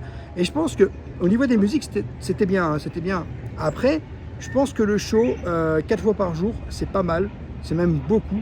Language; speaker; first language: French; native; French